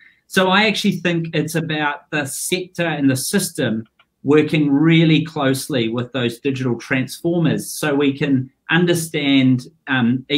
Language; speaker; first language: English; native; English